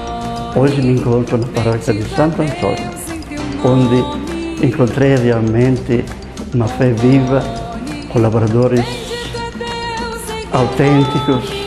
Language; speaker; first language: Portuguese; non-native, fluent; Italian